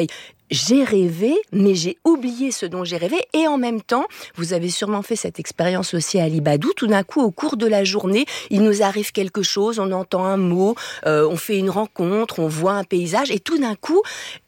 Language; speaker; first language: French; native; French